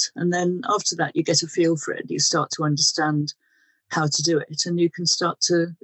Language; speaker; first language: English; native; English